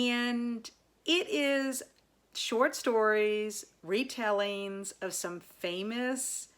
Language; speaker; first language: English; native; English